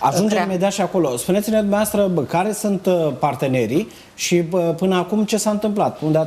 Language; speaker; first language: Romanian; native; Romanian